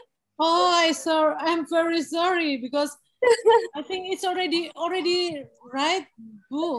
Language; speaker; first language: English; non-native, learner; Indonesian